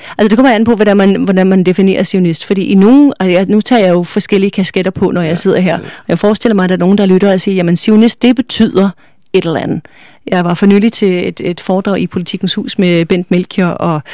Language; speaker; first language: Danish; non-native, fluent; English